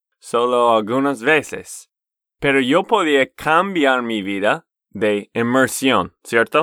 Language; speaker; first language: Spanish; non-native, fluent; English